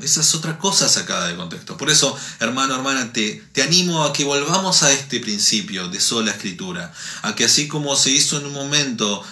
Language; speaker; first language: Spanish; native; Spanish